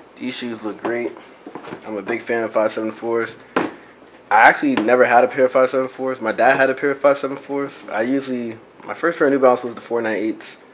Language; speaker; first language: English; native; English